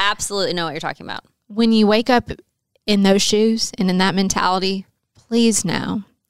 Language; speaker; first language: English; native; English